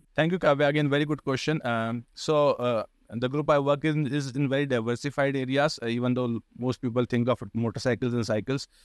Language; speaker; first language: English; non-native, local second language; Hindi